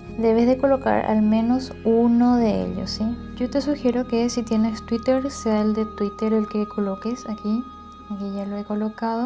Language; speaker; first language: Spanish; native; Spanish